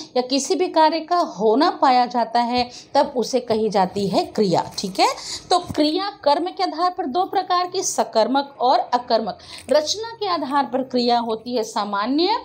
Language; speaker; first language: Hindi; native; Hindi